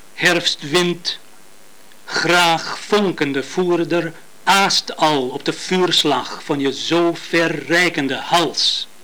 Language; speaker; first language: Dutch; non-native, fluent; English